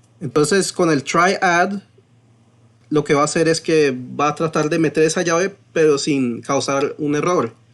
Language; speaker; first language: Spanish; early bilingual, heritage; Spanish